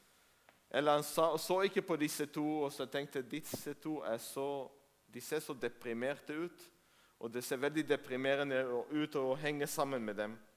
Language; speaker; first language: Norwegian; non-native, fluent; Hebrew